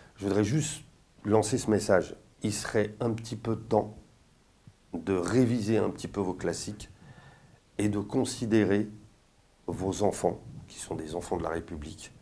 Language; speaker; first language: French; native; French